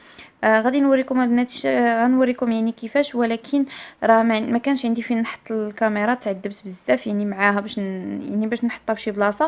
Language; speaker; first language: Arabic; native; Arabic